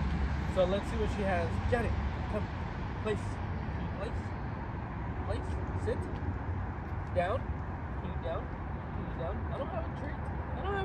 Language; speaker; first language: English; native; English